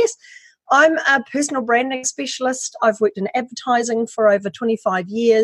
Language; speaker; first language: English; native; English